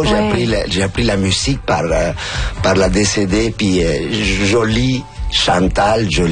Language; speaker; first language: French; non-native, fluent; Spanish